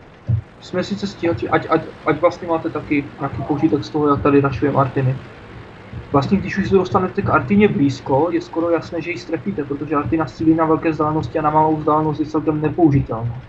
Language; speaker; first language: Czech; native; Czech